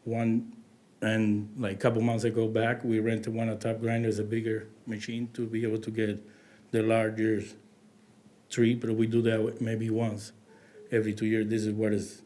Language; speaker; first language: English; non-native, learner; Spanish